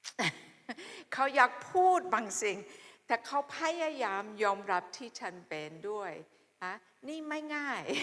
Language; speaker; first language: Thai; non-native, fluent; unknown